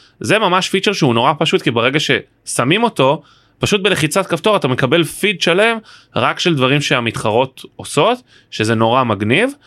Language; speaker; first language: Hebrew; native; Hebrew